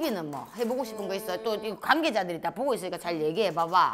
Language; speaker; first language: Korean; native; Korean